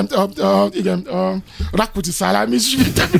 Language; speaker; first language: Hungarian; non-native, fluent; Yoruba